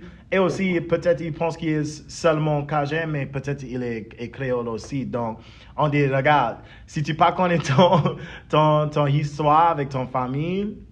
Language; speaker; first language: French; early bilingual, heritage; English